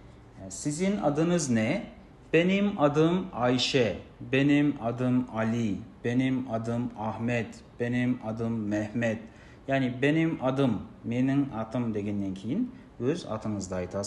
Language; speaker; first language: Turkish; non-native, fluent; Kazakh